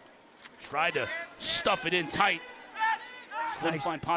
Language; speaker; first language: English; native; English